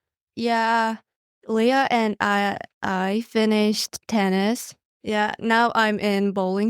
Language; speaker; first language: English; non-native, learner; Mongolian